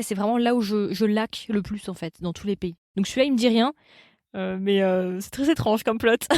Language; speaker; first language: French; native; French